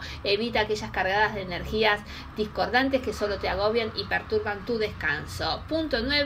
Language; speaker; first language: Spanish; native; Spanish